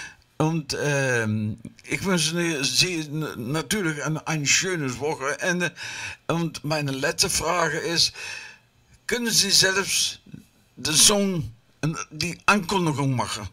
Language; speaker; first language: German; non-native, learner; Dutch